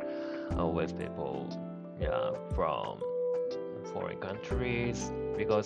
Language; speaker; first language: English; non-native, learner; Japanese